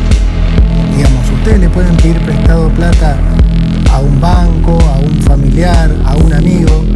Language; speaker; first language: Spanish; native; Spanish